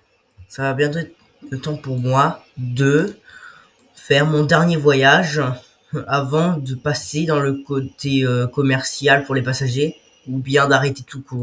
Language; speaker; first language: French; native; French